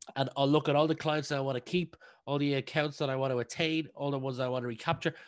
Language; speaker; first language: English; native; English